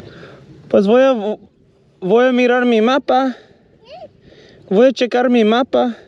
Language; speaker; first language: Spanish; non-native, learner; English